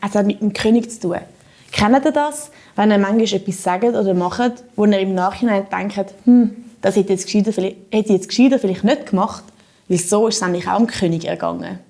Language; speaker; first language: German; native; German